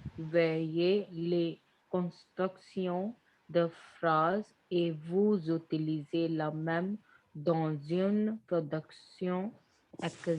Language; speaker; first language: French; non-native, learner; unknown